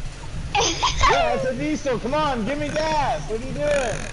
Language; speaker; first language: English; native; English